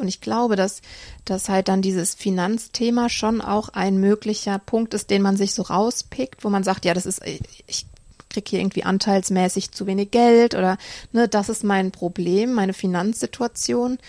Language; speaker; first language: German; native; German